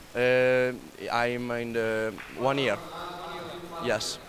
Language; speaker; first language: English; non-native, learner; Italian